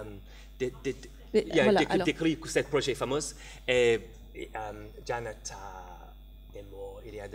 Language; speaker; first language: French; non-native, learner; English